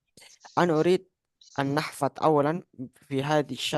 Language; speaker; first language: Arabic; non-native, fluent; Indonesian